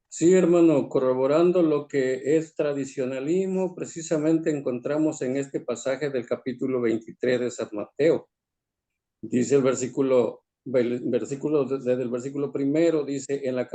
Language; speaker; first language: Spanish; native; Spanish